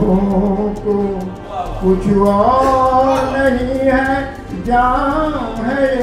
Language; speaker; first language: Hindi; native; Hindi